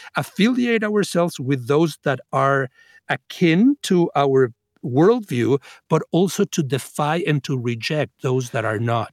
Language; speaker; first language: English; non-native, fluent; Spanish